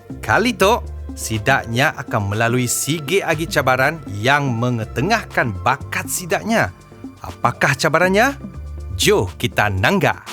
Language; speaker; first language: Malay; native; Malay